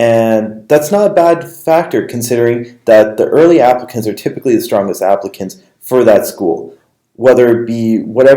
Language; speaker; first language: English; native; English